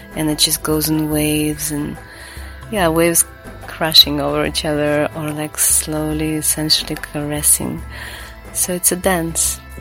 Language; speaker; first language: English; non-native, fluent; Latvian